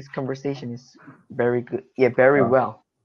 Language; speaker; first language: English; non-native, learner; Korean